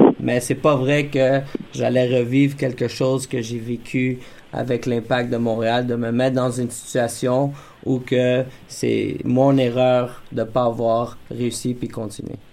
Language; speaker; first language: French; native; French